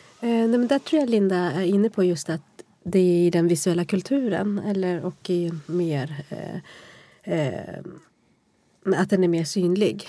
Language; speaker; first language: Swedish; native; Swedish